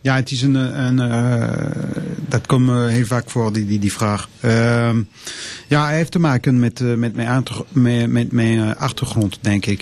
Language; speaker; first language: Dutch; non-native, fluent; French